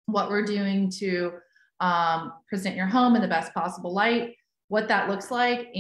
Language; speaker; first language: English; native; English